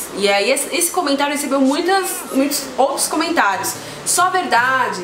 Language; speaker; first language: Portuguese; native; Portuguese